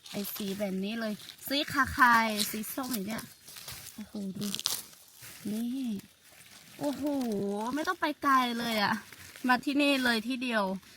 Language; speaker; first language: Thai; non-native, local second language; Lahu